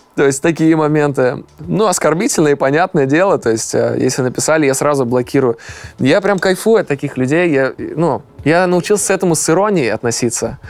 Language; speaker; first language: Russian; native; Russian